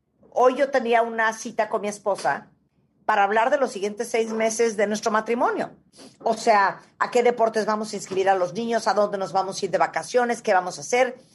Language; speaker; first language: Spanish; native; Spanish